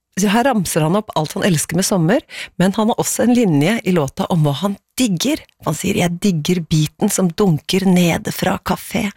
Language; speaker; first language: Norwegian; native; Norwegian